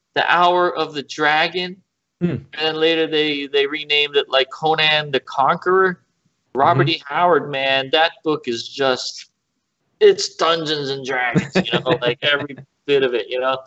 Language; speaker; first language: English; native; English